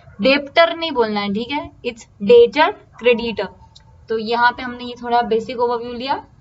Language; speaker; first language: Hindi; non-native, local second language; Marathi